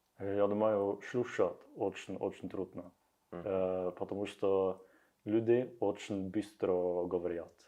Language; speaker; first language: Russian; non-native, learner; Norwegian